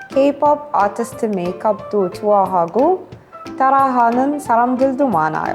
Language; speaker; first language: Korean; non-native, fluent; Arabic